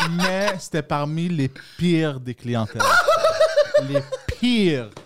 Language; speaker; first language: French; early bilingual, other home language; Greek